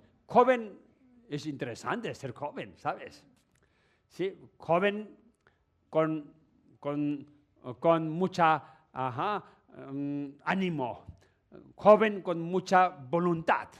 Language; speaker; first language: Spanish; non-native, learner; Tibetan